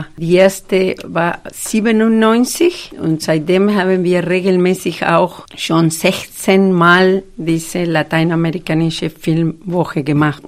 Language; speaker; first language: German; non-native, fluent; Spanish